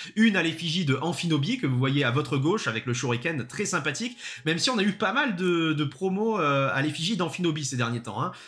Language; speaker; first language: French; native; French